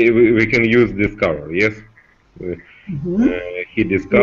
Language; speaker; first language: English; non-native, learner; Russian